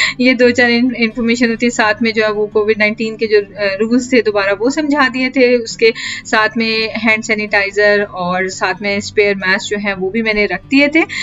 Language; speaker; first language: Urdu; native; Urdu